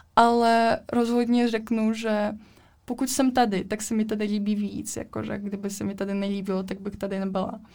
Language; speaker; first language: Czech; non-native, fluent; Russian